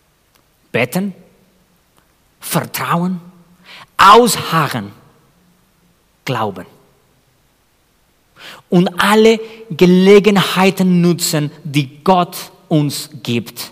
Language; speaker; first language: German; non-native, fluent; Spanish